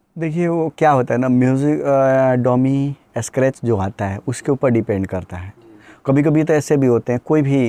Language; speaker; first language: Hindi; native; Hindi